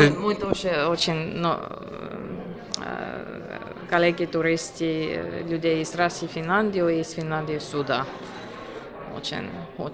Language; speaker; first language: Russian; non-native, learner; Finnish